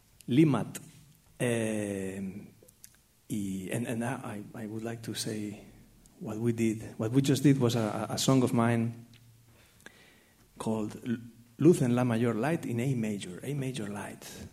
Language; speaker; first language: English; non-native, fluent; Catalan